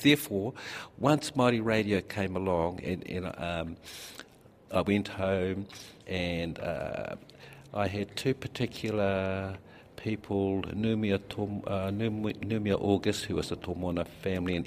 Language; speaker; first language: English; native; English